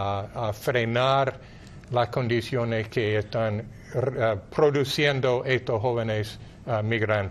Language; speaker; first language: Spanish; non-native, fluent; English